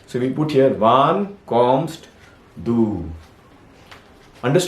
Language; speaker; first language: German; non-native, fluent; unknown